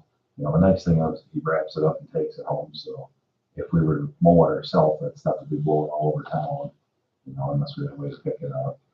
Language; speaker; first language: English; native; English